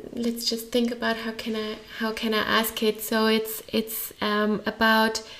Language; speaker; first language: English; non-native, fluent; German